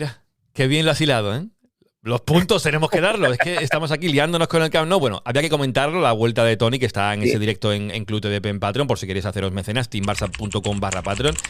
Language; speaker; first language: Spanish; native; Spanish